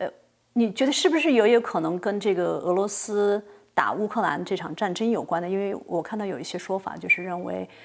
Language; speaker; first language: Chinese; native; Chinese